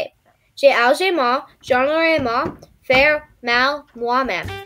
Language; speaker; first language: French; non-native, learner; English